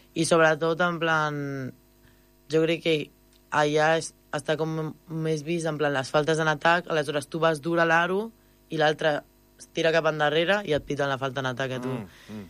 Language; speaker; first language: Catalan; native; Catalan